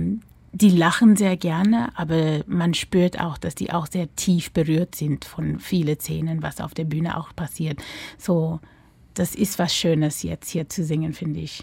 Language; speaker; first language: German; non-native, fluent; English